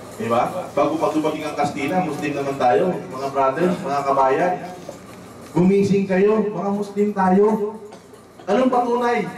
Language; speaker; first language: Filipino; non-native, local second language; Waray